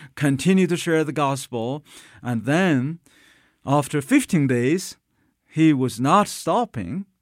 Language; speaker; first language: English; non-native, fluent; Chinese